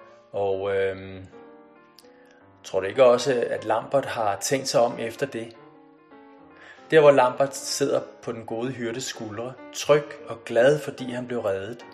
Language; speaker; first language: Danish; native; Danish